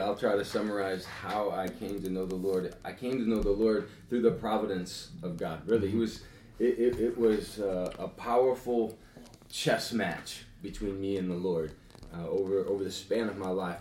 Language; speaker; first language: English; native; English